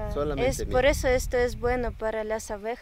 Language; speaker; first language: Spanish; non-native, learner; Ukrainian